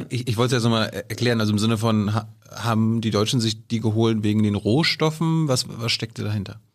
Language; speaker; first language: German; native; German